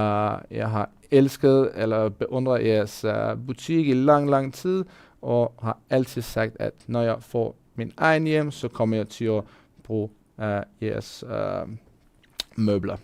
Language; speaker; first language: Danish; non-native, fluent; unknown